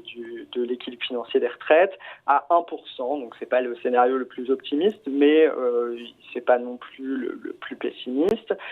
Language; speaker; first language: French; native; French